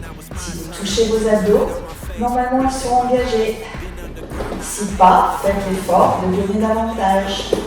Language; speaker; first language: French; native; French